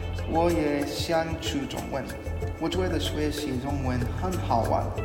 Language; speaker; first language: Chinese; non-native, learner; English